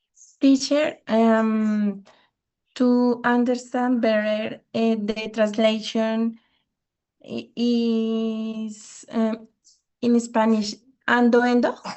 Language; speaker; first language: English; non-native, learner; Spanish